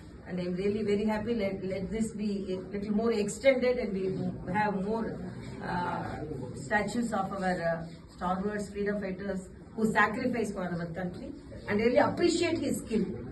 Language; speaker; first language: English; non-native, local second language; Tamil